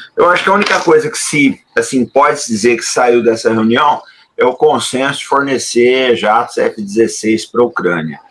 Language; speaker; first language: Portuguese; native; Portuguese